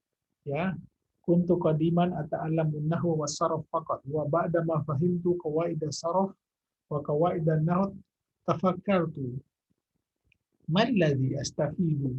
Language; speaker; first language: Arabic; non-native, fluent; Indonesian